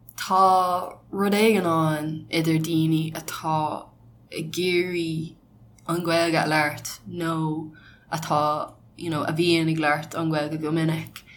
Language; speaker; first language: Irish; non-native, local second language; English